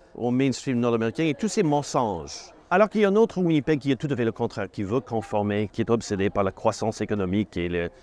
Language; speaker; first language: French; native; French